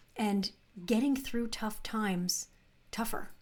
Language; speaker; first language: English; native; English